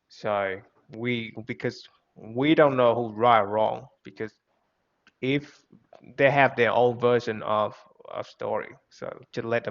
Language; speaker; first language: English; non-native, fluent; Vietnamese